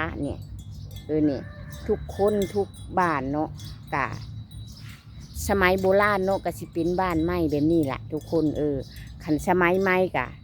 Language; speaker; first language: Thai; non-native, local second language; Lao